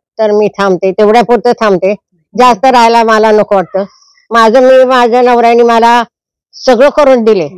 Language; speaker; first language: Marathi; native; Marathi